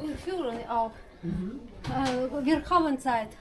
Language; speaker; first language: German; non-native, learner; Russian